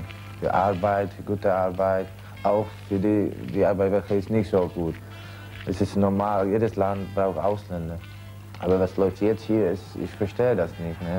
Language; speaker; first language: German; non-native, learner; Czech